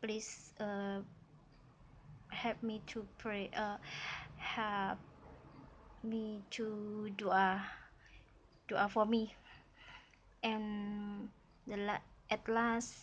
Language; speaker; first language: English; non-native, learner; Indonesian